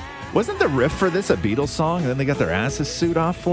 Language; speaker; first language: English; native; English